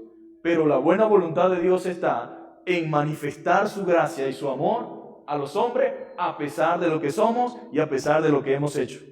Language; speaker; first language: Spanish; native; Spanish